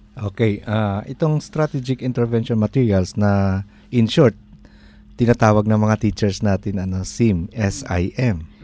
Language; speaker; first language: Filipino; non-native, local second language; Hiligaynon